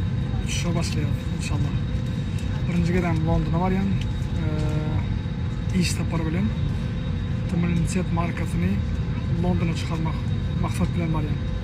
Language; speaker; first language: Turkish; non-native, learner; Turkmen